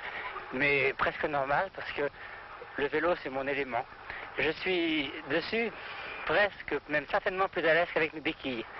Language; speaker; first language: French; native; French